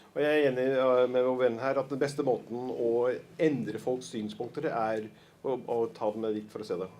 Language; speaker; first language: Norwegian; native; Norwegian